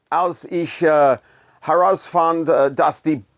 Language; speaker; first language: German; non-native, learner; English